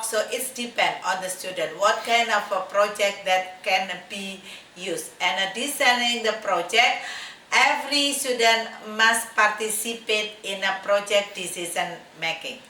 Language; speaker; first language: English; non-native, fluent; Indonesian